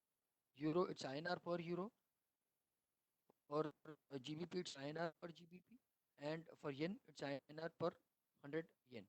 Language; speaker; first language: English; non-native, local second language; Hindi